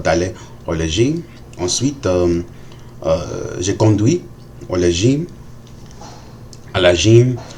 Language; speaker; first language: French; non-native, learner; English